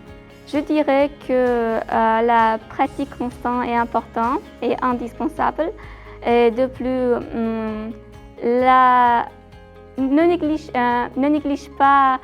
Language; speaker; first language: French; non-native, learner; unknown